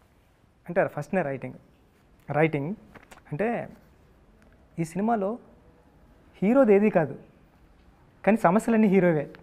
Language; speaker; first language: Telugu; native; Telugu